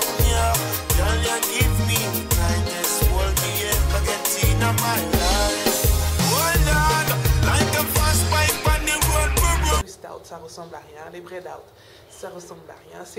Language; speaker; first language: French; non-native, local second language; Wolof